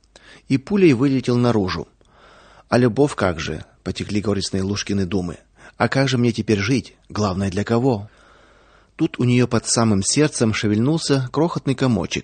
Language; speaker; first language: Russian; native; Russian